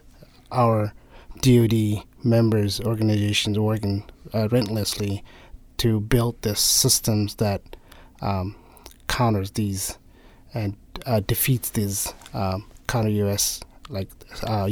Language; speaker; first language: English; non-native, local second language; Nepali